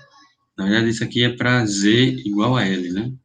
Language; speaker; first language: Portuguese; native; Portuguese